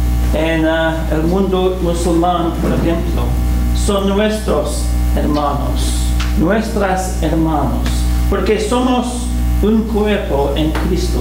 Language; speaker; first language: Spanish; non-native, fluent; English